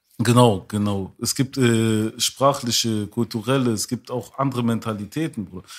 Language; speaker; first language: German; early bilingual, other home language; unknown